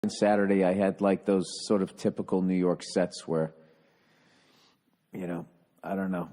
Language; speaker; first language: English; native; English